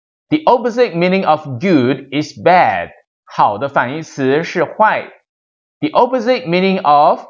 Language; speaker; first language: English; non-native, local second language; Chinese